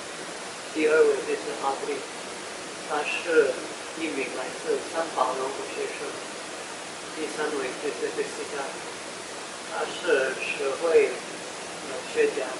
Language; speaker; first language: Chinese; non-native, learner; Indonesian